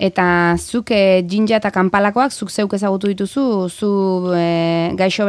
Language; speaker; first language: Basque; native; Basque